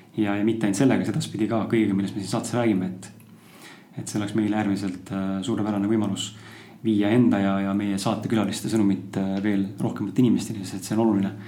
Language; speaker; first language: Estonian; native; Estonian